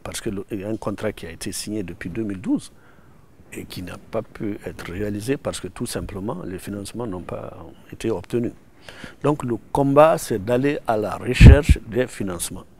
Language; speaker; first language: French; non-native, local second language; Susu